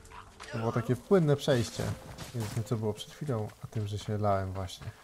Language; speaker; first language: Polish; native; Polish